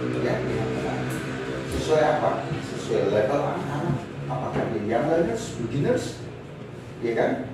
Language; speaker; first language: Indonesian; non-native, local second language; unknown